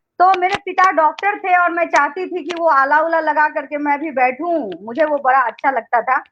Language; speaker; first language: Hindi; non-native, local second language; Maithili